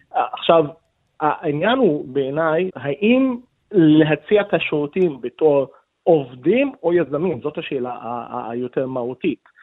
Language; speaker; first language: Hebrew; non-native, local second language; Arabic